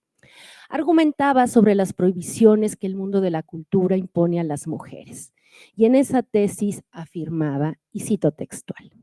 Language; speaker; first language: Spanish; native; Spanish